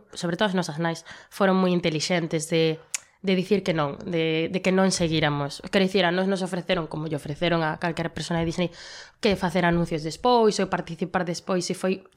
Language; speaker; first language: Galician; non-native, local second language; Spanish